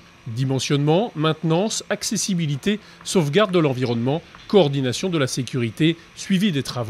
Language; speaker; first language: French; native; French